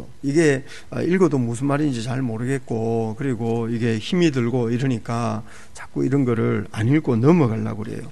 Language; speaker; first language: Korean; native; Korean